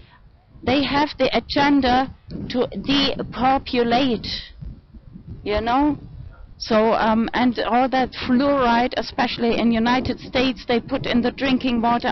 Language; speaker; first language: English; non-native, fluent; German